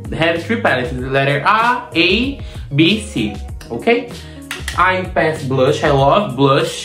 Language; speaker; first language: English; non-native, learner; Portuguese